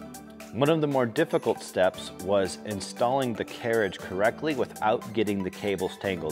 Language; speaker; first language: English; native; English